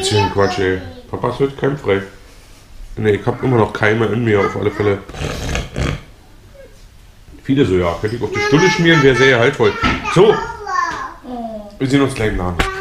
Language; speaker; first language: German; native; German